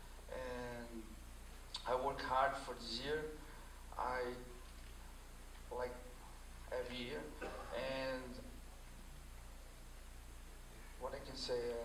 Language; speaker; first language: English; non-native, learner; Portuguese